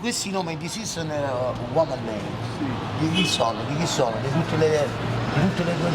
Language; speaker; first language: Italian; native; Italian